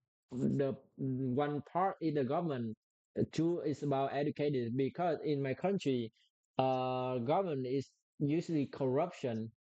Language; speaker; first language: English; non-native, learner; Vietnamese